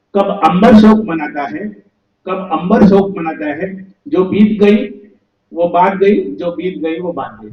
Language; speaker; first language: Hindi; non-native, local second language; Marathi